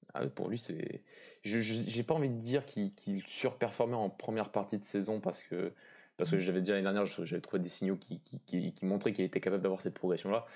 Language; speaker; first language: French; native; French